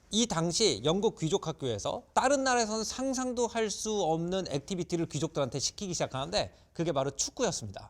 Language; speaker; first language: Korean; native; Korean